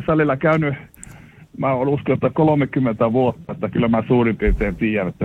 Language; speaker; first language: Finnish; early bilingual, heritage; Finnish